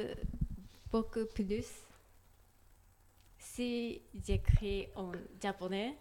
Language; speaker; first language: French; non-native, learner; Japanese